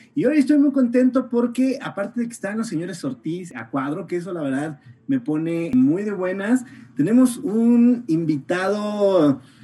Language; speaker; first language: Spanish; native; Spanish